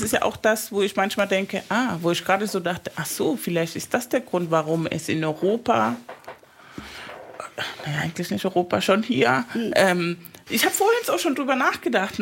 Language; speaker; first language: German; non-native, fluent; Spanish